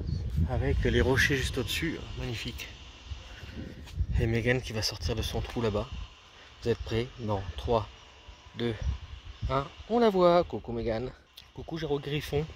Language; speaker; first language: French; native; French